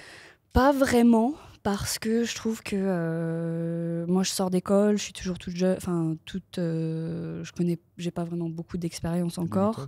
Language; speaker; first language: French; native; French